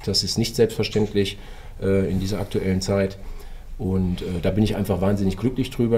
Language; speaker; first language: German; native; German